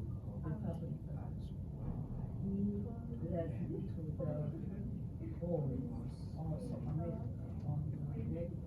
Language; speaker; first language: English; non-native, learner; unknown